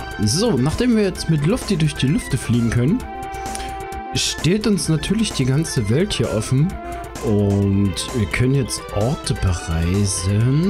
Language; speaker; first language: German; native; German